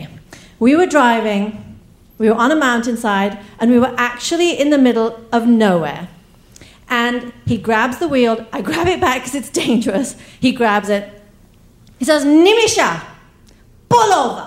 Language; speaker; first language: English; native; English